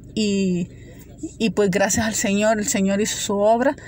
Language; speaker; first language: Spanish; native; Spanish